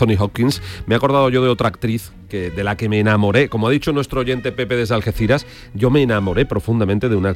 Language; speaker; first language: Spanish; native; Spanish